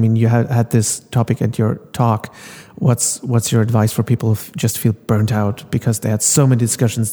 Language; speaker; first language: English; non-native, fluent; German